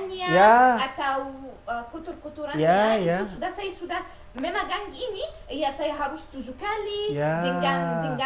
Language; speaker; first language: Indonesian; non-native, learner; Arabic